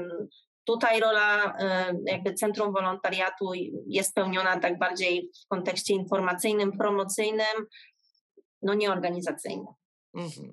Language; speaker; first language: Polish; native; Polish